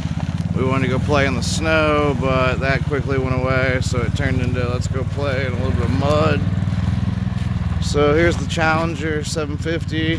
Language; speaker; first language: English; native; English